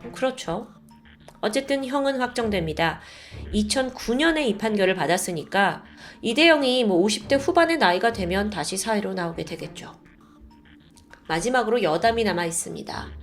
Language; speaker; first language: Korean; native; Korean